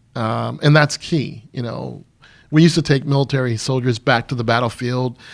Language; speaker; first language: English; native; English